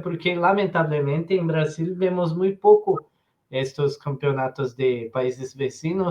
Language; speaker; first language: Spanish; non-native, learner; Portuguese